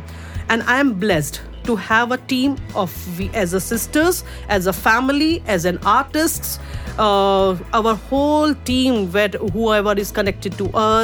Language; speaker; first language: English; non-native, local second language; Urdu